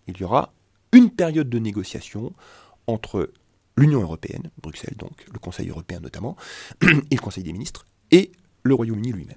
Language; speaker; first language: French; native; French